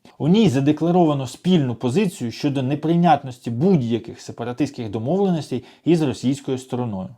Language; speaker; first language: Ukrainian; non-native, local second language; Russian